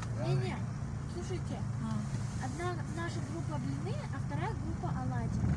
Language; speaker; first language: Russian; early bilingual, other home language; Tajik